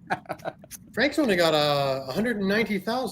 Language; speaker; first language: English; native; English